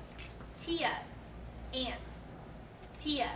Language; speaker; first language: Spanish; non-native, learner; English